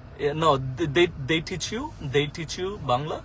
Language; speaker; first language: English; non-native, fluent; Bangla